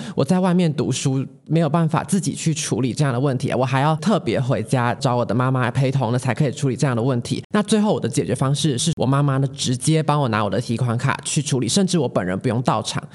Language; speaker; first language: Chinese; native; Chinese